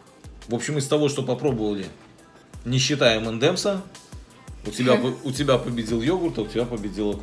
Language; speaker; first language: Russian; native; Russian